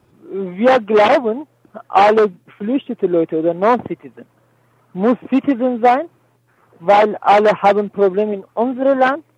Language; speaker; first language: German; non-native, learner; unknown